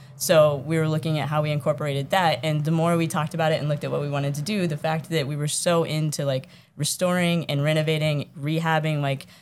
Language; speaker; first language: English; native; English